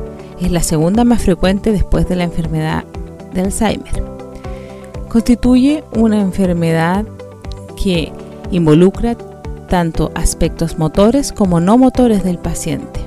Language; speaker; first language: Spanish; native; Spanish